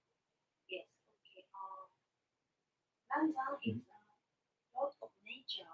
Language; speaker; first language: English; non-native, learner; Japanese